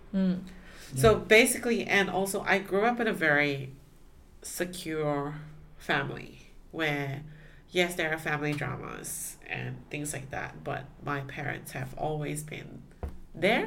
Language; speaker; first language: English; non-native, local second language; Chinese